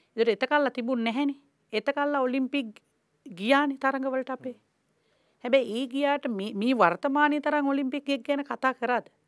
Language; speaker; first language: Sinhala; native; Sinhala